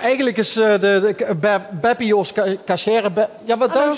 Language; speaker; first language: Dutch; native; Dutch